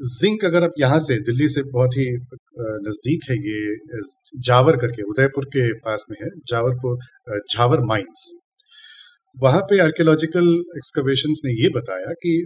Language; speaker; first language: Hindi; non-native, local second language; Tamil